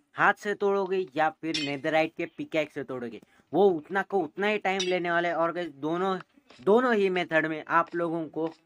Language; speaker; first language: Hindi; native; Hindi